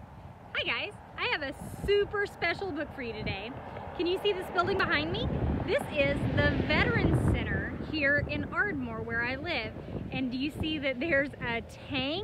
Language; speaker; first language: English; native; English